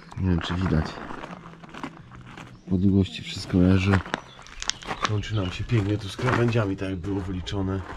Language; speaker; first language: Polish; native; Polish